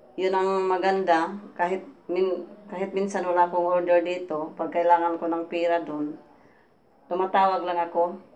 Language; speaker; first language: Filipino; non-native, local second language; Masbatenyo